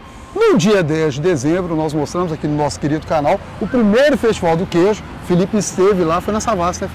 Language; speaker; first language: Portuguese; native; Portuguese